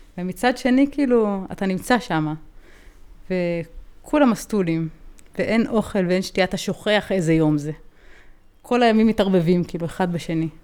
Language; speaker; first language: Hebrew; native; Hebrew